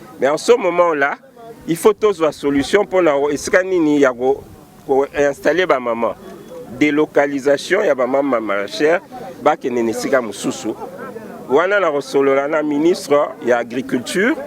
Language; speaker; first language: Lingala; native; Lingala